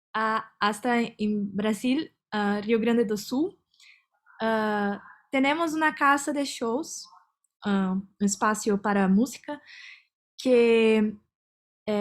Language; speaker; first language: Spanish; non-native, fluent; Portuguese